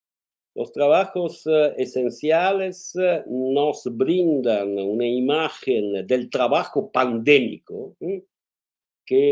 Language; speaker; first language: Spanish; non-native, fluent; Italian